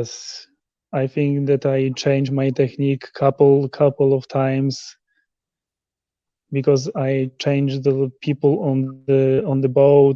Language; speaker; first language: English; non-native, learner; Polish